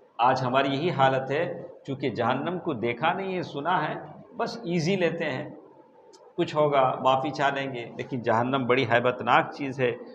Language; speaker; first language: Urdu; native; Urdu